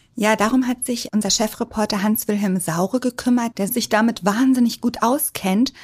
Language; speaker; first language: German; native; German